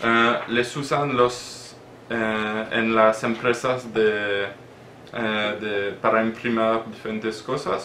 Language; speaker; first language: Spanish; non-native, learner; French